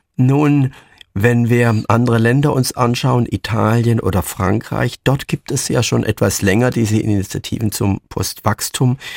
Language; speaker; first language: German; native; German